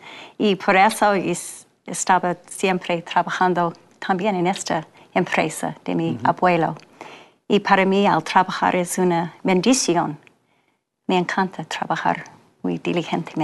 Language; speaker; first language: Spanish; non-native, learner; English